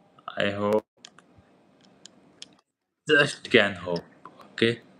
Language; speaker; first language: English; non-native, learner; Nepali